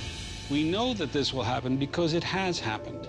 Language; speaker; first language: English; native; English